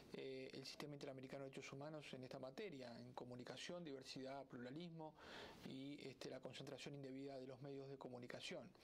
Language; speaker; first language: Spanish; native; Spanish